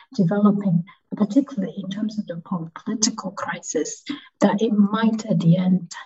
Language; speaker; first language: English; non-native, local second language; Cantonese